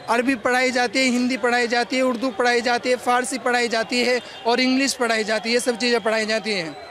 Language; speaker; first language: Hindi; native; Hindi